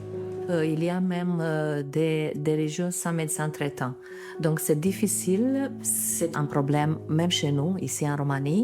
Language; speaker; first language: French; non-native, fluent; Romanian